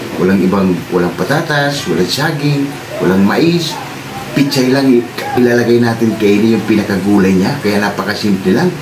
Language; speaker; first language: Filipino; native; Filipino